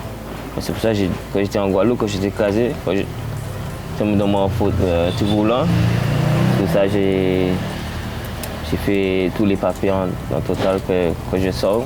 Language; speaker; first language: French; non-native, learner; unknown